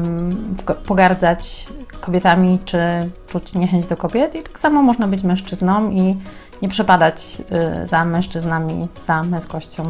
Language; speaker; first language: Polish; native; Polish